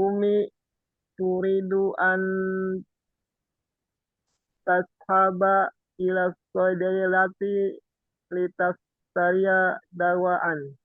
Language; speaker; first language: Arabic; non-native, learner; Indonesian